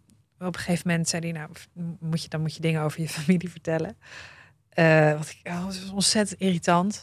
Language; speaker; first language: Dutch; native; Dutch